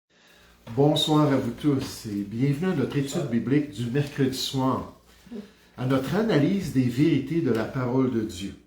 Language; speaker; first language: French; native; French